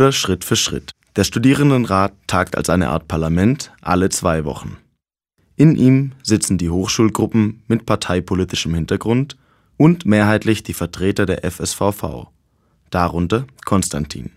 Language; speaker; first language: German; native; German